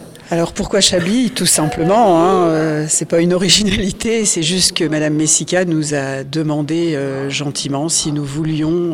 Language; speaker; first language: French; native; French